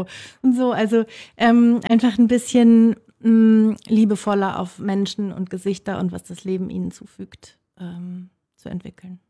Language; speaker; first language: German; native; German